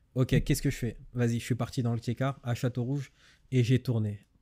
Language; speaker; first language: French; native; French